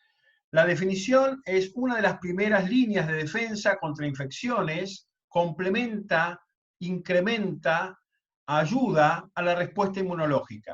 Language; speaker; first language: Spanish; native; Spanish